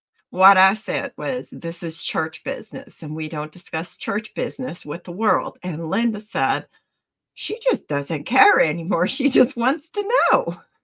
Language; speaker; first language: English; early bilingual, other home language; Pennsylvania German